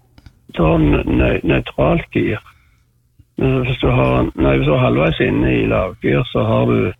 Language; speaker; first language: Norwegian; native; Norwegian